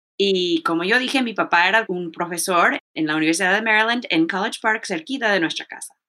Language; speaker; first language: Spanish; early bilingual, heritage; Spanish